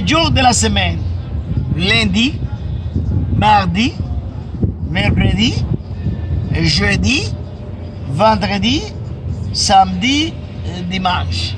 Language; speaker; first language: French; non-native, fluent; Spanish